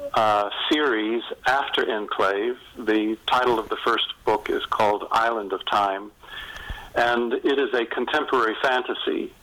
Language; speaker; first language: English; native; English